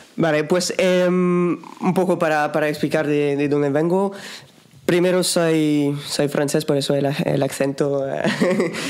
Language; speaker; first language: Spanish; non-native, fluent; French